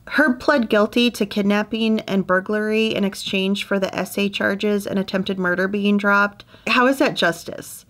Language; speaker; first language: English; native; English